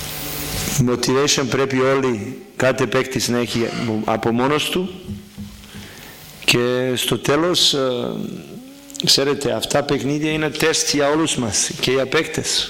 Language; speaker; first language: Greek; non-native, fluent; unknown